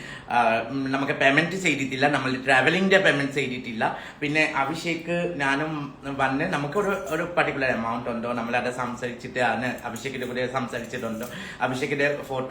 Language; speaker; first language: Malayalam; non-native, learner; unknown